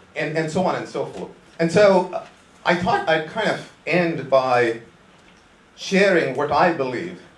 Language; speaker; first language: English; non-native, local second language; Konkani